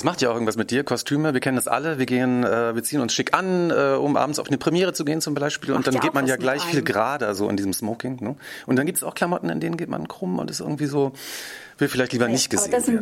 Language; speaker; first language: German; native; German